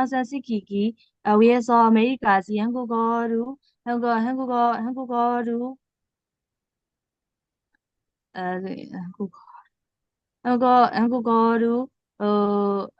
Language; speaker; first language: Korean; non-native, learner; Burmese